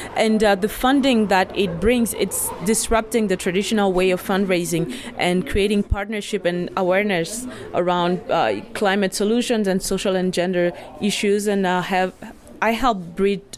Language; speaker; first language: English; non-native, fluent; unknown